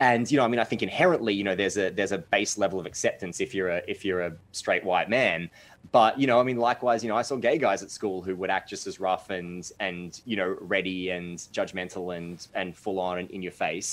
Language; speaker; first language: English; native; English